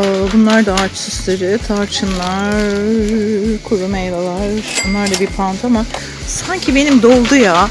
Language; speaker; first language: Turkish; native; Turkish